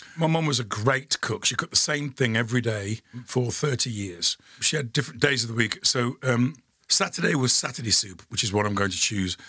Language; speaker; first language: English; native; English